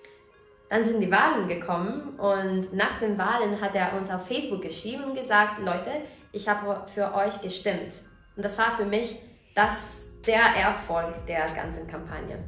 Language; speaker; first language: German; non-native, fluent; Italian